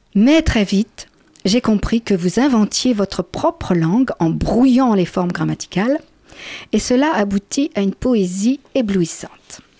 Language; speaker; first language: French; native; French